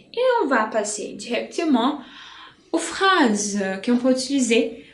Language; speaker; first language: French; non-native, fluent; Portuguese